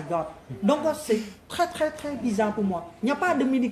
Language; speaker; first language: French; non-native, fluent; Khmer